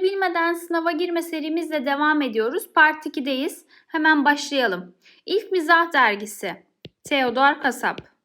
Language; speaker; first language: Turkish; native; Turkish